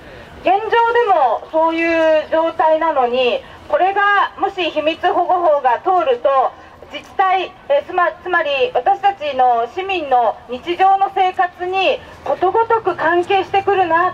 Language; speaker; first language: Japanese; native; Japanese